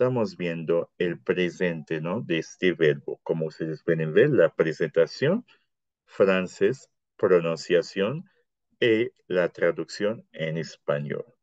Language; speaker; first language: Spanish; non-native, fluent; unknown